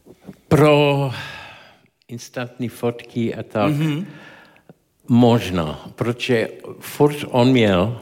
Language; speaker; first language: Czech; non-native, learner; English